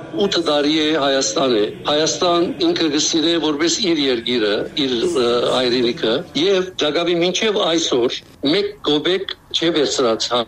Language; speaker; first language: Armenian; native; Armenian